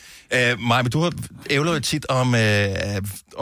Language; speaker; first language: Danish; native; Danish